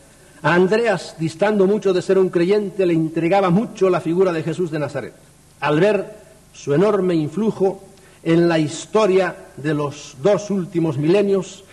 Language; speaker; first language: Spanish; native; Spanish